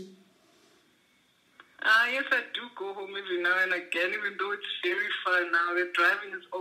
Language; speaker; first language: English; non-native, local second language; Xhosa